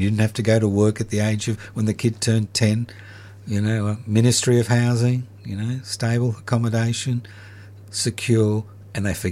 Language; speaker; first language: English; non-native, local second language; Italian